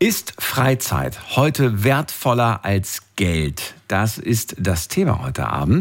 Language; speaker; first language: German; native; German